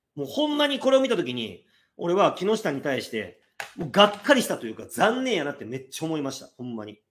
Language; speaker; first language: Japanese; native; Japanese